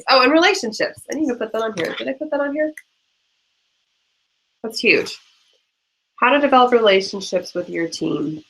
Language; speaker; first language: English; native; English